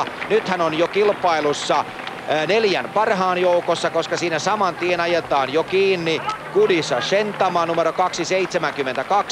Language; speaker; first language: Finnish; native; Finnish